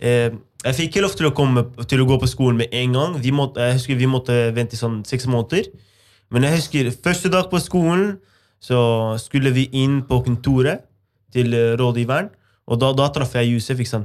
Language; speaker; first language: Norwegian; non-native, fluent; Arabic